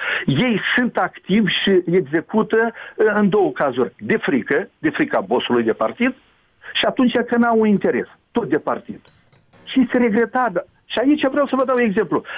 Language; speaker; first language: Romanian; native; Romanian